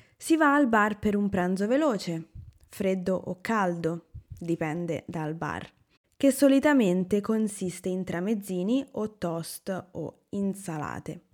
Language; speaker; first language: Italian; native; Italian